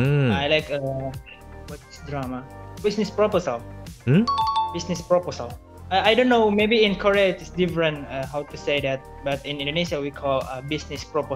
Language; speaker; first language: English; non-native, learner; Indonesian